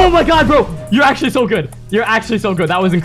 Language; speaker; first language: English; native; English